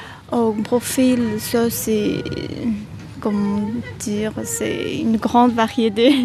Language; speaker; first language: French; non-native, fluent; Chinese